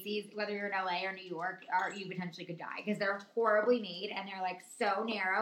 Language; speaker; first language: English; native; English